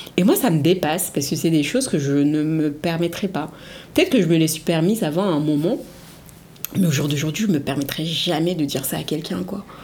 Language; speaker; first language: French; early bilingual, other home language; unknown